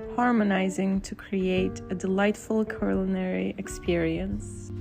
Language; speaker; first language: English; non-native, fluent; Turkish